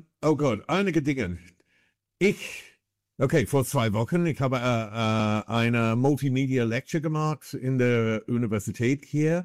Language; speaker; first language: German; non-native, fluent; English